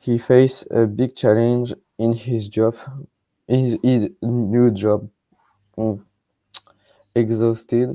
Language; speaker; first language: English; non-native, learner; French